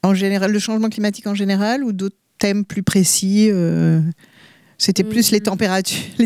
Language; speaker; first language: French; native; French